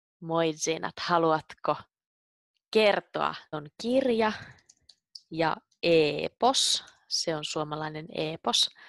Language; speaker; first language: Finnish; native; Finnish